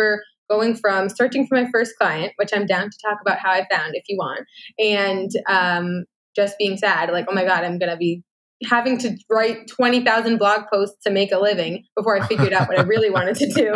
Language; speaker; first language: English; native; English